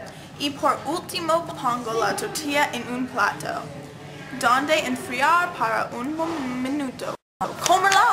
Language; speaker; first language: Spanish; non-native, learner; English